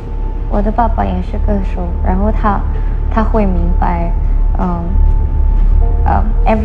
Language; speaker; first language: Chinese; non-native, learner; Malay